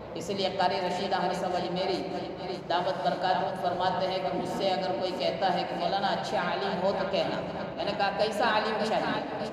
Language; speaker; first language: Urdu; non-native, local second language; Gujarati